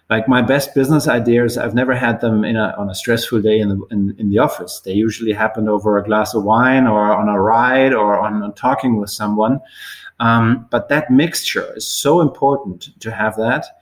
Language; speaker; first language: English; non-native, fluent; German